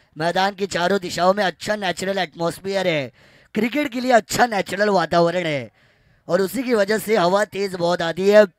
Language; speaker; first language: Hindi; non-native, local second language; Marathi